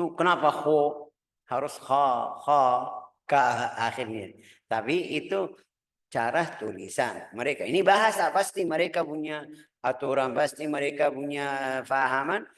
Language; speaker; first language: Indonesian; non-native, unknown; Arabic